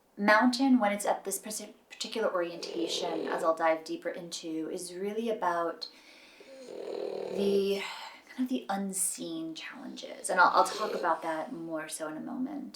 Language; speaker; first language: English; native; English